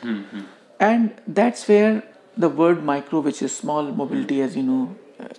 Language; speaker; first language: English; non-native, local second language; Hindi